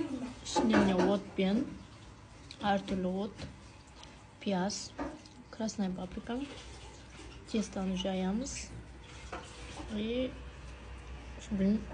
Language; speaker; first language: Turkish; non-native, learner; Kazakh